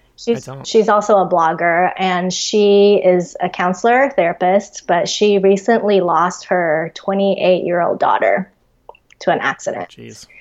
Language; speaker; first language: English; early bilingual, other home language; Chinese